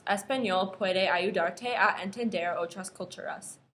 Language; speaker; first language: Spanish; non-native, learner; English